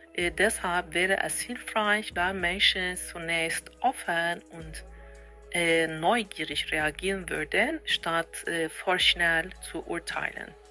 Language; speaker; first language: German; non-native, fluent; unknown